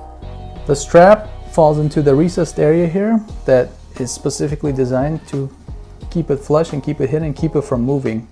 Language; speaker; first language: English; native; English